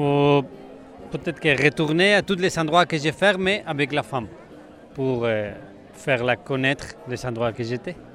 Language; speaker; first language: French; non-native, learner; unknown